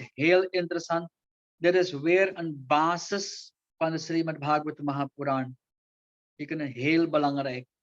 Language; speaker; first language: Dutch; non-native, local second language; Caribbean Hindustani